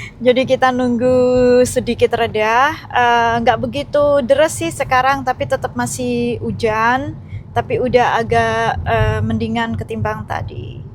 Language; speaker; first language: Indonesian; native; Indonesian